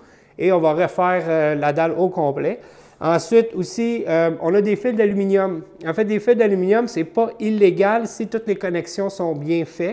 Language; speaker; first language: French; native; French